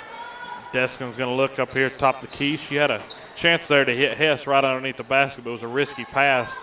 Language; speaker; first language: English; native; English